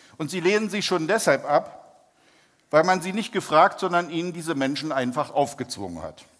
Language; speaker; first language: German; native; German